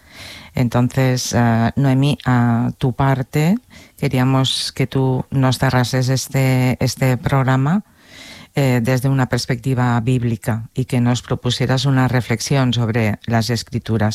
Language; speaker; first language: Spanish; non-native, local second language; Catalan